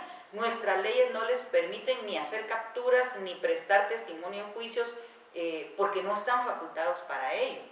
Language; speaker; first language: Spanish; native; Spanish